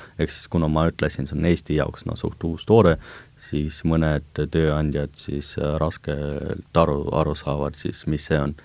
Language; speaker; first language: Estonian; non-native, local second language; Russian